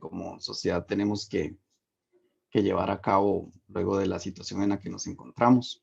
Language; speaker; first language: Spanish; native; Spanish